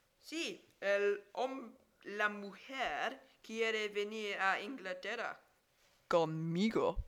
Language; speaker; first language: Spanish; non-native, learner; English